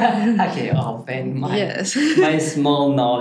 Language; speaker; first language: English; non-native, learner; Tibetan